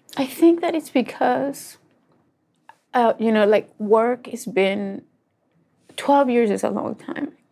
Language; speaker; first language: English; non-native, fluent; Spanish